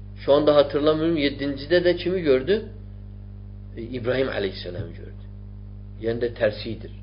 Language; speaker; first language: Turkish; non-native, fluent; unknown